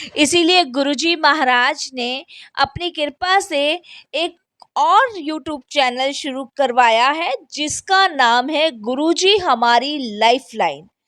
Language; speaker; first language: Hindi; native; Hindi